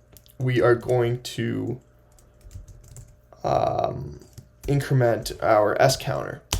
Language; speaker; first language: English; native; English